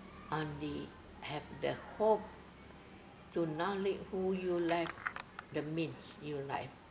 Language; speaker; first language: English; non-native, learner; Indonesian